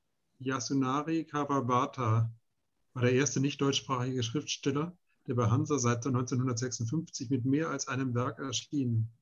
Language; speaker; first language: German; native; German